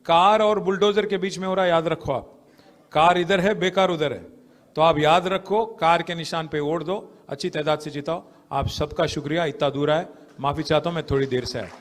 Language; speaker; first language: Hindi; non-native, local second language; Telugu